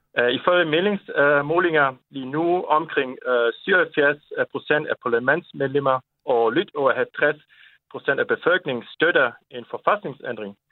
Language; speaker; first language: Danish; non-native, fluent; Japanese